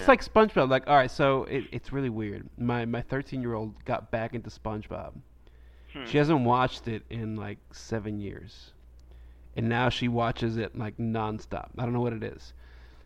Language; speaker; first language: English; native; English